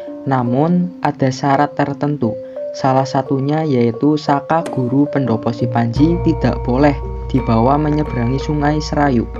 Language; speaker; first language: Indonesian; native; Indonesian